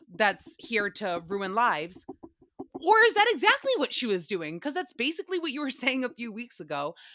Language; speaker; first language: English; native; English